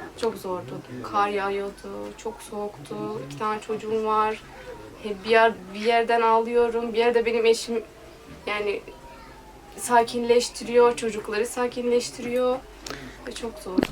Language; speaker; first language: Turkish; non-native, fluent; Arabic